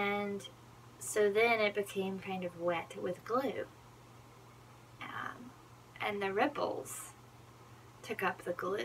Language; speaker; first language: English; native; English